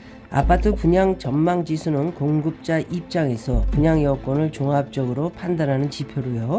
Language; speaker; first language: Korean; native; Korean